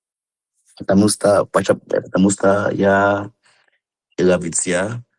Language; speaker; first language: Russian; non-native, learner; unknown